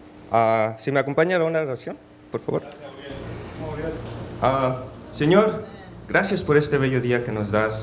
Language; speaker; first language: Spanish; early bilingual, heritage; Spanish